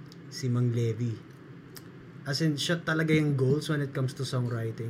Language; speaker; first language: English; non-native, local second language; Filipino